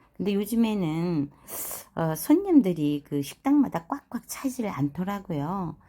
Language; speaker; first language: Korean; native; Korean